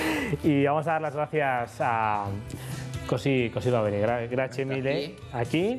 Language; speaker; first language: Spanish; native; Spanish